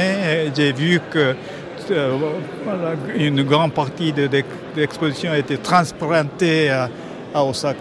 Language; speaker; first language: French; non-native, fluent; Japanese